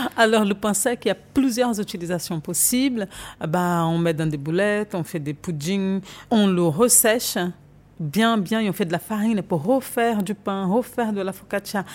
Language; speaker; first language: French; non-native, fluent; Portuguese